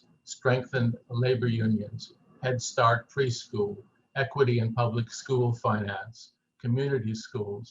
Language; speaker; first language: English; native; English